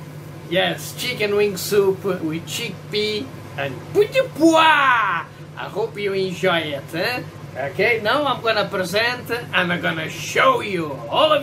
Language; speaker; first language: English; non-native, fluent; Portuguese